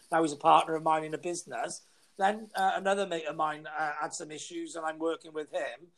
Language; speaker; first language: English; native; English